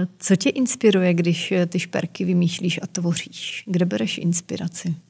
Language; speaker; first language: Czech; native; Czech